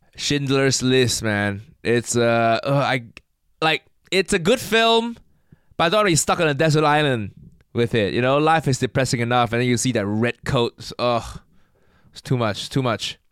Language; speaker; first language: English; non-native, local second language; Cantonese